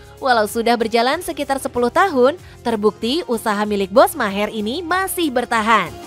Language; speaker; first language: Indonesian; native; Indonesian